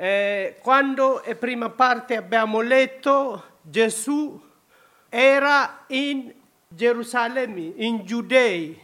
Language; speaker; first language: Italian; non-native, learner; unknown